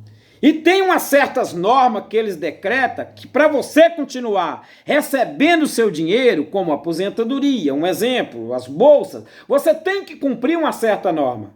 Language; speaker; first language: Portuguese; native; Portuguese